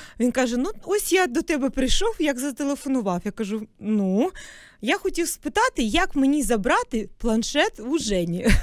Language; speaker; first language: Ukrainian; non-native, local second language; Russian